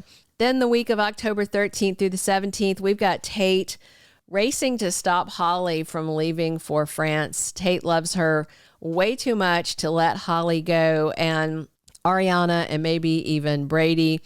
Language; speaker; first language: English; native; English